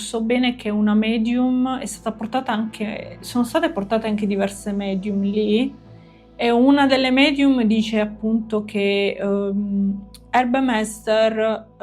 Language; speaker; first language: Italian; native; Italian